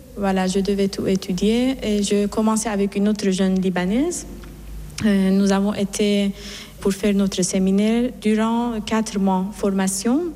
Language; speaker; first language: French; non-native, fluent; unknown